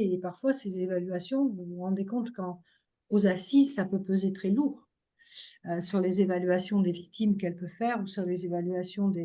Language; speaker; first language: French; native; French